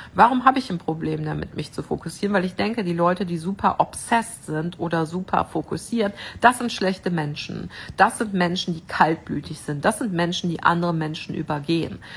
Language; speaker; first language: German; native; German